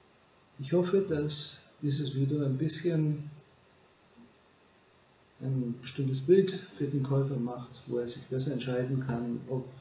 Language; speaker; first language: German; non-native, fluent; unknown